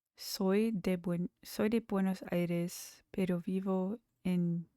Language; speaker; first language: Spanish; non-native, learner; English